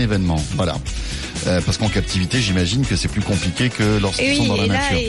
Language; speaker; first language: French; native; French